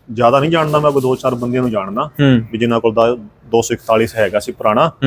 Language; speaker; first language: Punjabi; non-native, local second language; Haryanvi